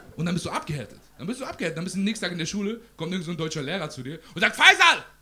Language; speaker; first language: German; early bilingual, other home language; Persian